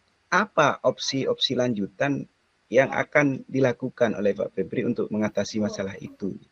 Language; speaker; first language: Indonesian; non-native, local second language; Javanese